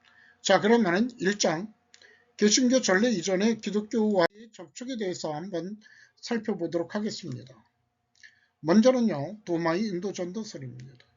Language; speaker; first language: Korean; native; Korean